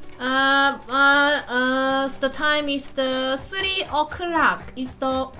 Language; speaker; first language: English; non-native, learner; Korean